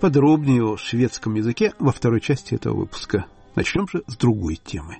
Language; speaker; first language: Russian; native; Russian